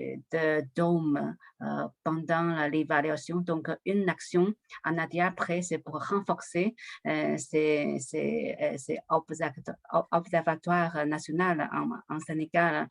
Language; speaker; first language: French; non-native, learner; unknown